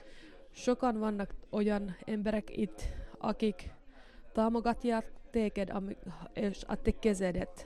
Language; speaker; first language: Hungarian; non-native, learner; Finnish